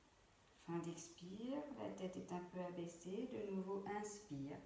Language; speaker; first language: French; native; French